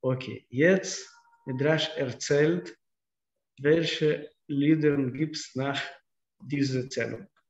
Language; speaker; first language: German; non-native, fluent; Russian